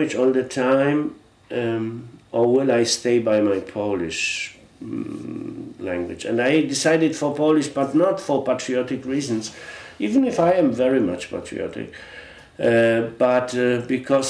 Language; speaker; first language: English; non-native, fluent; Polish